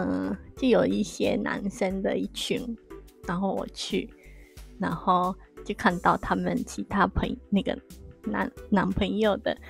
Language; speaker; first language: Chinese; non-native, fluent; Japanese